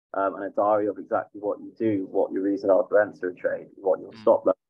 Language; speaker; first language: English; native; English